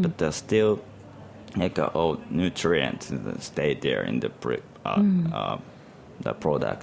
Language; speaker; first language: English; non-native, learner; Japanese